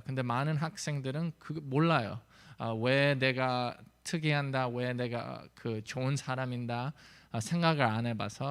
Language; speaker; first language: Korean; early bilingual, heritage; English